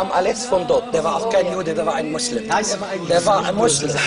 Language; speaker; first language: German; non-native, fluent; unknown